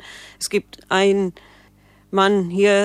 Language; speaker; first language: German; non-native, learner; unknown